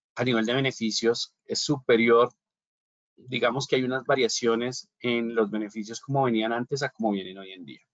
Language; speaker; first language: Spanish; native; Spanish